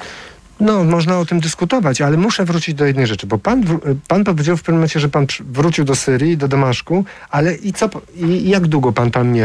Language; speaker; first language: Polish; native; Polish